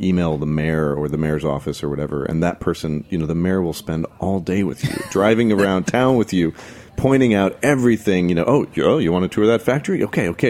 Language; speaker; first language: English; native; English